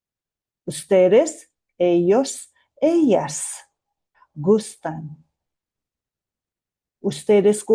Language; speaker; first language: Spanish; non-native, fluent; Mongolian